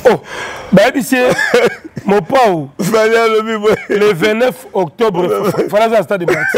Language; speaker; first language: French; non-native, local second language; Lingala